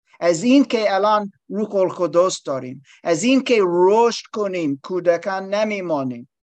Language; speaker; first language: Persian; non-native, learner; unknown